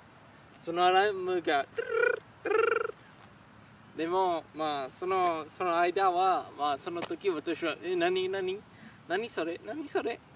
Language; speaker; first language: Japanese; non-native, learner; French